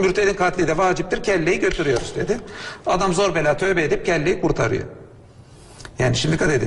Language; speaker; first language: Turkish; native; Turkish